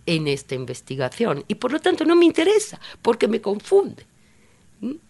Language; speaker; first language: Spanish; non-native, fluent; Italian